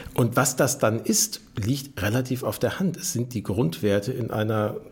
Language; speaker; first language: German; native; German